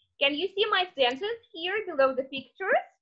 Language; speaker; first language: English; non-native, fluent; Russian